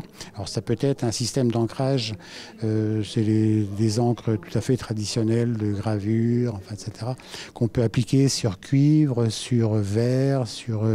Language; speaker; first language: French; native; French